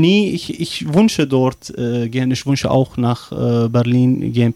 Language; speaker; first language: German; non-native, learner; Arabic